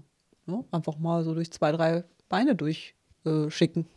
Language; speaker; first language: German; native; German